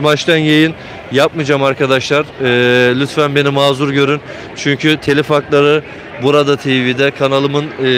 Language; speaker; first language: Turkish; native; Turkish